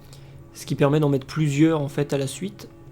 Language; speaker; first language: French; native; French